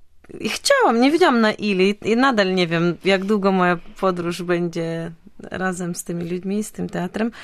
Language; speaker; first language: Polish; non-native, fluent; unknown